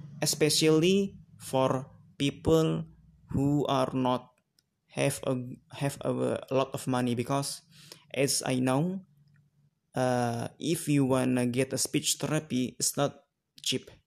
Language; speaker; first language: English; non-native, learner; Indonesian